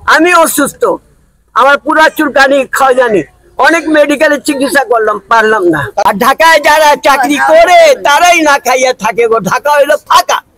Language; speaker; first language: Bangla; non-native, local second language; Urdu